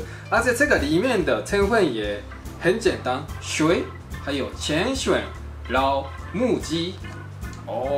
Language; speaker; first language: Chinese; non-native, fluent; Japanese